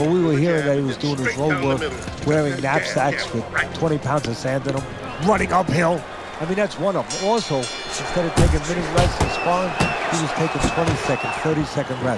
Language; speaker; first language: English; native; English